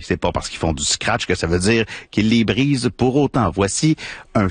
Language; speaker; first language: French; native; French